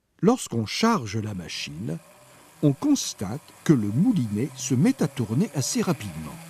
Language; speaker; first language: French; native; French